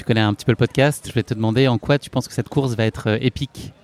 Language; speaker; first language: French; native; French